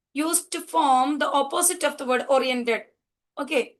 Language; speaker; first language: English; non-native, local second language; Malayalam